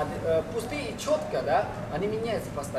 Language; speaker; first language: Russian; non-native, learner; Chinese